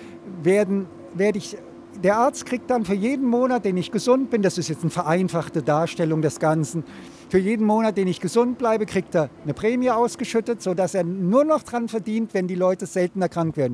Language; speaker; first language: German; native; German